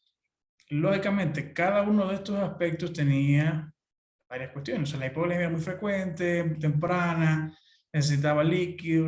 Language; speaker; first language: Spanish; native; Spanish